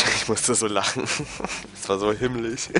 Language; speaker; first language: German; native; German